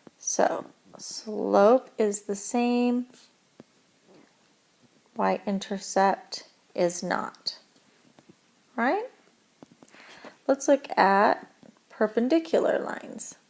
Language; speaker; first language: English; native; English